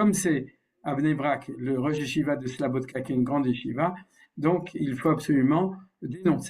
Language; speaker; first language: French; native; French